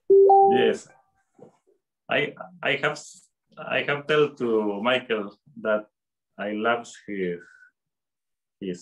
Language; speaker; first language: English; non-native, fluent; Spanish